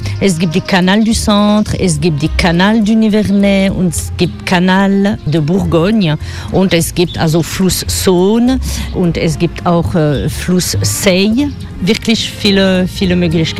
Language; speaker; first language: German; non-native, learner; French